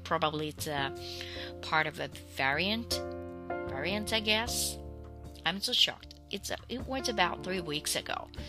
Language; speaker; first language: English; non-native, fluent; Japanese